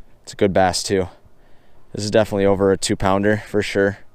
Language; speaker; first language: English; native; English